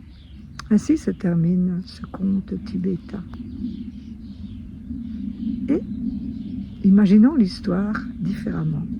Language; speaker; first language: French; native; French